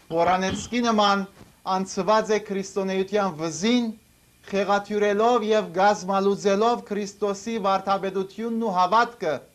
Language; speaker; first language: Armenian; early bilingual, heritage; Armenian